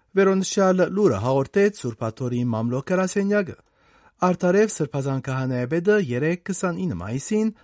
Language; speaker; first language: Armenian; native; Armenian